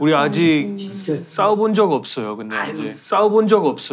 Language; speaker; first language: Korean; non-native, fluent; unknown